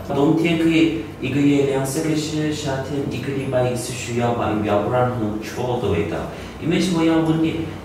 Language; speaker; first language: Chinese; non-native, learner; Turkish